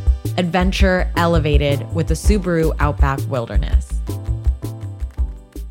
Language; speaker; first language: English; non-native, local second language; Urdu